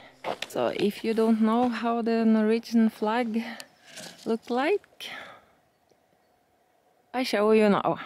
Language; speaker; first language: English; non-native, learner; Norwegian